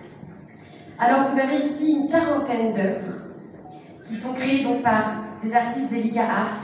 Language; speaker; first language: French; native; French